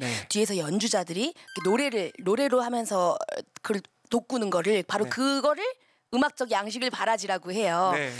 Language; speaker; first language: Korean; native; Korean